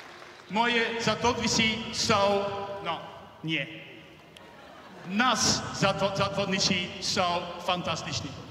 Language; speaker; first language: Polish; non-native, learner; Dutch